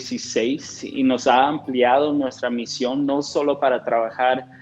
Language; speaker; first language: Spanish; non-native, fluent; English